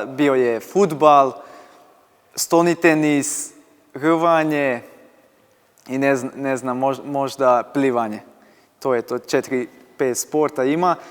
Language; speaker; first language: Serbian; non-native, local second language; Hungarian